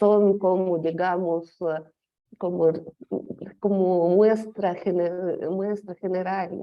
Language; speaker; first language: Spanish; non-native, fluent; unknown